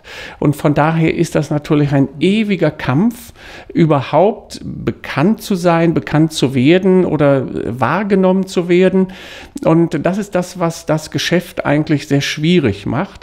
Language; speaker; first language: German; native; German